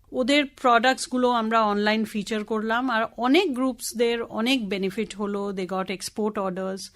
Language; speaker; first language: Bangla; non-native, local second language; Tamil